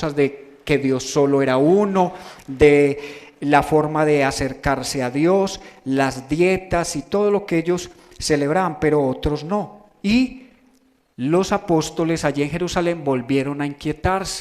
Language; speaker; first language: Spanish; native; Spanish